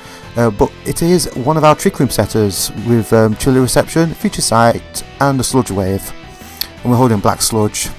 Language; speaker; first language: English; native; English